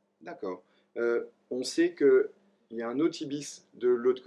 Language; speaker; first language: French; native; French